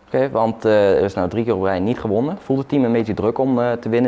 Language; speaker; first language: Dutch; native; Dutch